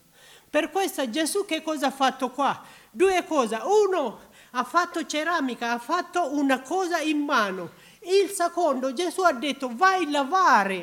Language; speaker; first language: Italian; non-native, learner; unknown